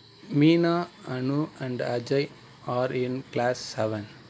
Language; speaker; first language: English; non-native, local second language; Tamil